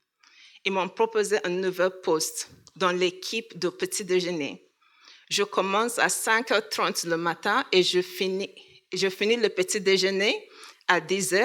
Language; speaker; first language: French; non-native, learner; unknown